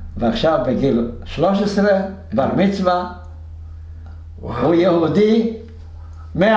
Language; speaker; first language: Hebrew; non-native, fluent; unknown